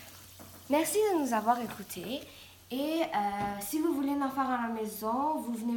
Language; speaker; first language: French; non-native, local second language; English